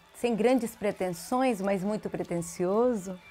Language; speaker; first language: Portuguese; early bilingual, heritage; Spanish